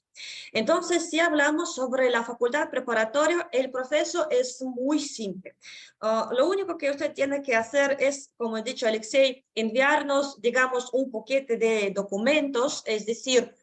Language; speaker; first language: Spanish; non-native, fluent; Russian